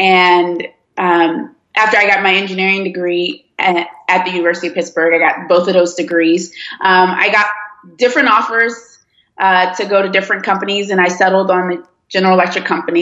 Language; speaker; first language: English; early bilingual, other home language; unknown